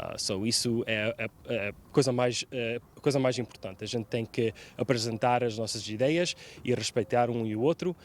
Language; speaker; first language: Portuguese; early bilingual, heritage; Portuguese